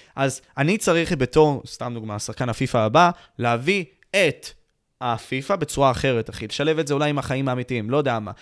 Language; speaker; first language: Hebrew; native; Hebrew